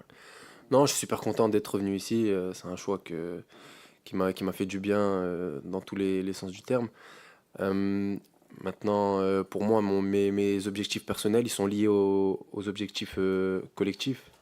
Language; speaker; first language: French; native; French